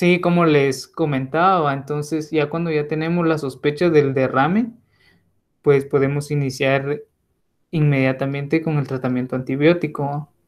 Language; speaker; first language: Spanish; native; Spanish